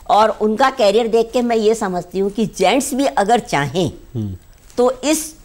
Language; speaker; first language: Hindi; native; Hindi